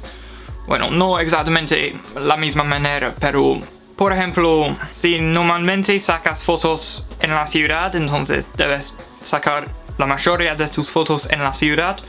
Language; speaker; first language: Spanish; non-native, fluent; English